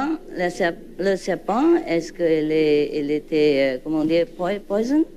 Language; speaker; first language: French; non-native, learner; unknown